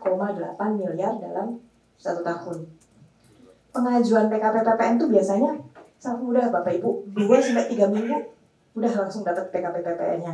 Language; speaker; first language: Indonesian; native; Indonesian